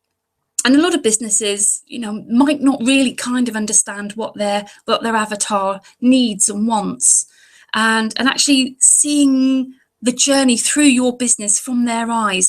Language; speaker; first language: English; native; English